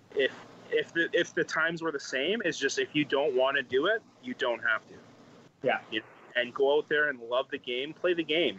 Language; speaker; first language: English; native; English